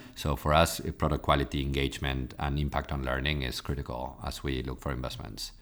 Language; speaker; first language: English; non-native, fluent; Spanish